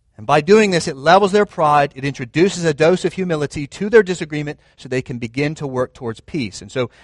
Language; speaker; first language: English; native; English